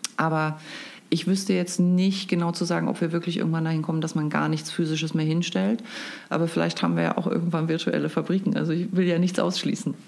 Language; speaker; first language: German; native; German